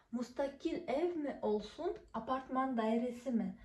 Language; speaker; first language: Turkish; non-native, fluent; Kazakh